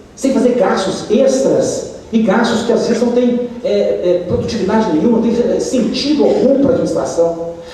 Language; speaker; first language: Portuguese; native; Portuguese